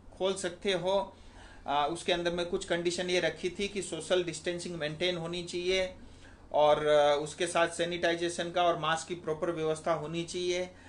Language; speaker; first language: Hindi; non-native, local second language; Nepali